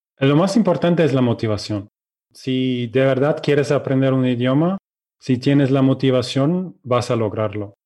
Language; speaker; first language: Spanish; non-native, fluent; Russian